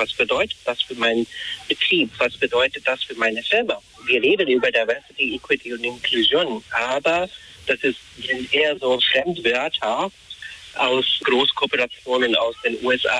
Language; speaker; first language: German; non-native, fluent; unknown